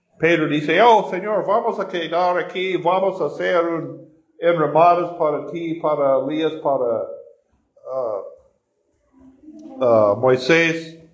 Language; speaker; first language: Spanish; non-native, fluent; English